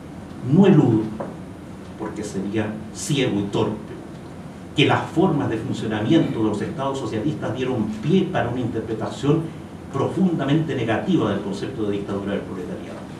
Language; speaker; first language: Spanish; native; Spanish